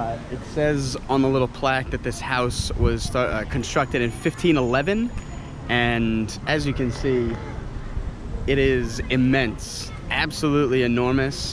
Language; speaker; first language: English; native; English